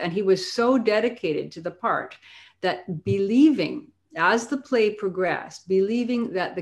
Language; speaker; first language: English; native; English